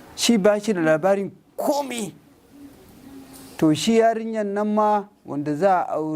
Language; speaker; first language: Hausa; non-native, local second language; Arabic